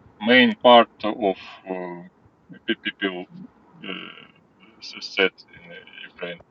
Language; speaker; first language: English; non-native, learner; Ukrainian